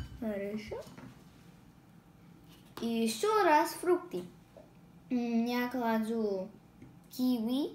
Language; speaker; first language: Russian; non-native, learner; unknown